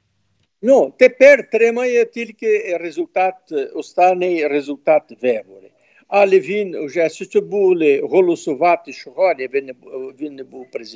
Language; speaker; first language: Ukrainian; early bilingual, heritage; Ukrainian